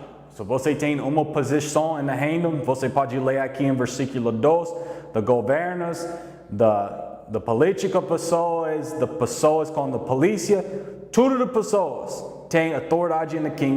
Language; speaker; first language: Portuguese; non-native, learner; English